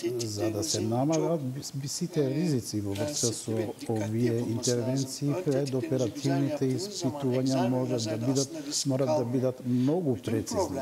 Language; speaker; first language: Macedonian; non-native, local second language; Turkish